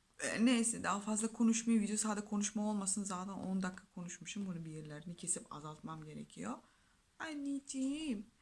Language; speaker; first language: Turkish; non-native, fluent; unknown